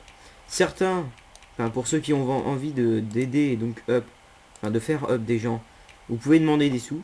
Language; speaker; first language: French; native; French